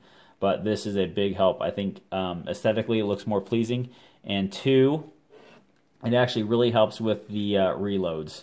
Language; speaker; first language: English; native; English